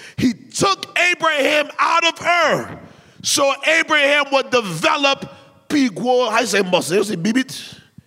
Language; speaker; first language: English; early bilingual, other home language; Haitian Creole